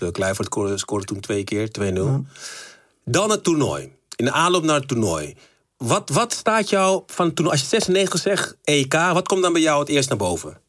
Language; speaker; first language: Dutch; native; Dutch